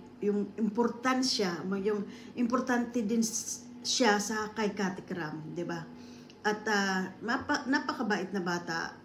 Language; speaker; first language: Filipino; non-native, local second language; Bikol